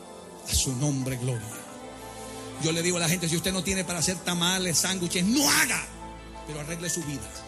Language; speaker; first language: Spanish; native; Spanish